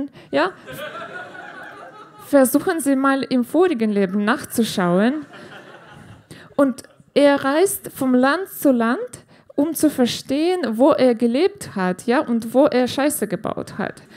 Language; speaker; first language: German; non-native, fluent; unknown